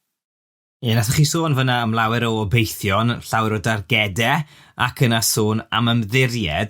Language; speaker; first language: Welsh; native; Welsh